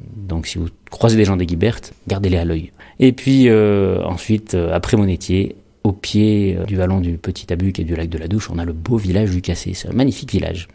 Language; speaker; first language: French; native; French